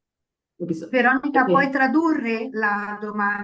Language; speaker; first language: Italian; native; Italian